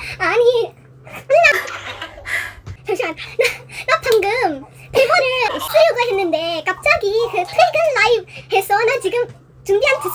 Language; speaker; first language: Korean; non-native, learner; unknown